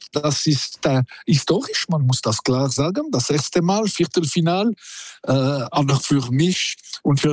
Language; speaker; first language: German; non-native, local second language; French